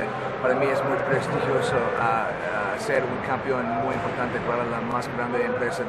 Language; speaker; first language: Spanish; non-native, learner; English